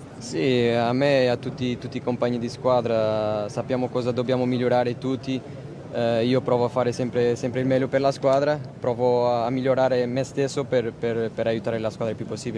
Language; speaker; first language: Italian; non-native, fluent; Portuguese